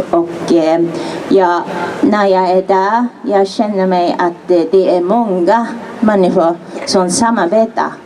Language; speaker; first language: Swedish; non-native, fluent; Japanese